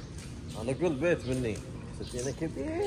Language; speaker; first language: Arabic; non-native, learner; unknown